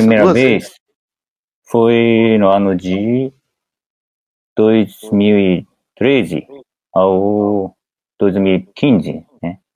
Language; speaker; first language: Portuguese; non-native, learner; Japanese